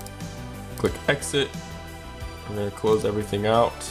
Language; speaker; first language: English; native; English